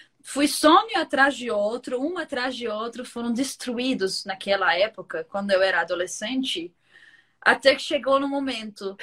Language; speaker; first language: Portuguese; non-native, fluent; Arabic